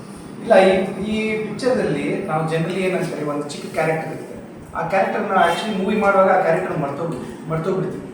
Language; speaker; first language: Kannada; non-native, local second language; Tulu